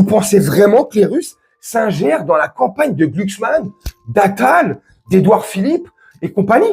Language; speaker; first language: French; native; French